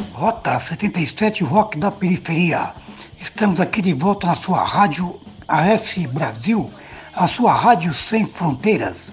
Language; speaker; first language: Portuguese; native; Portuguese